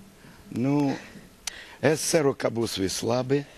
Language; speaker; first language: Latvian; non-native, local second language; Russian